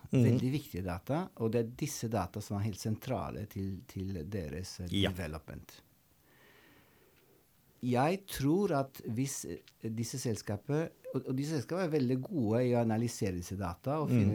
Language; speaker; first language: Norwegian; non-native, fluent; Italian